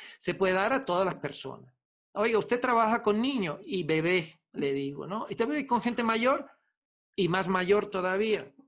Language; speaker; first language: Spanish; non-native, fluent; Italian